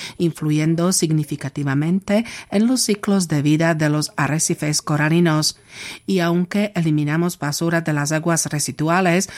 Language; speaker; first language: Spanish; non-native, fluent; Slovak